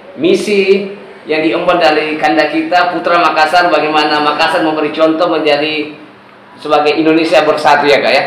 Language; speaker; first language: Indonesian; native; Indonesian